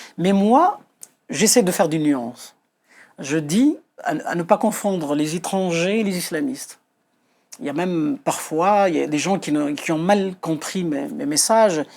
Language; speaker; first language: French; non-native, local second language; Kabyle